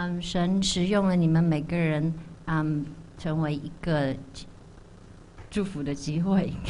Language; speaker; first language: Chinese; early bilingual, heritage; Chinese